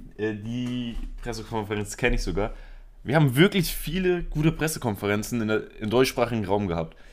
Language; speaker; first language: German; early bilingual, other home language; Spanish